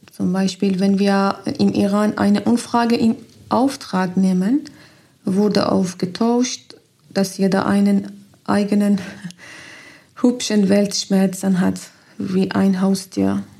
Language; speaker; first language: German; non-native, fluent; Persian